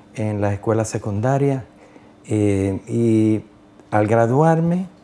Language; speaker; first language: Spanish; native; Spanish